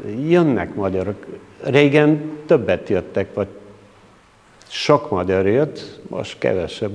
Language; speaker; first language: Hungarian; non-native, local second language; Bulgarian